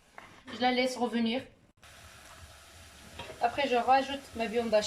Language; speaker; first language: French; non-native, local second language; Arabic